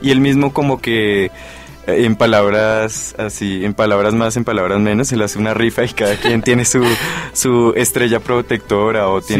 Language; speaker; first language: Spanish; native; Spanish